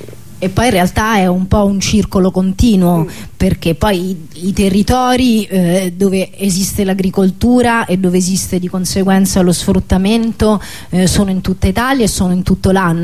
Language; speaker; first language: Italian; native; Italian